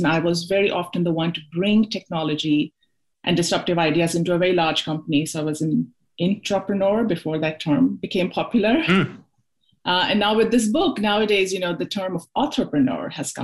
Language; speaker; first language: English; non-native, local second language; Hindi